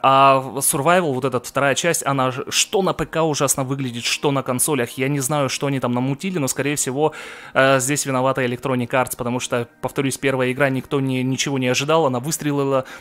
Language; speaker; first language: Russian; native; Russian